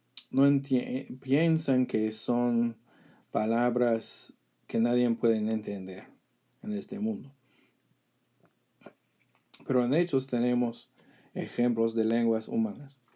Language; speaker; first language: Spanish; non-native, fluent; English